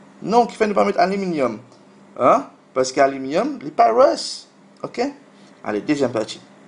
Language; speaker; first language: French; non-native, local second language; Morisyen